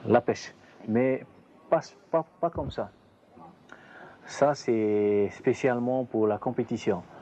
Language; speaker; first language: French; non-native, local second language; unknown